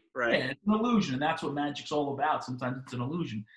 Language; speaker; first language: English; native; English